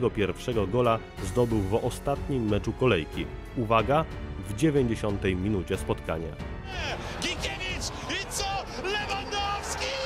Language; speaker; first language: Polish; native; Polish